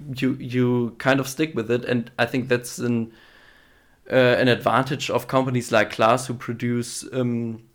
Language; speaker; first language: English; non-native, fluent; German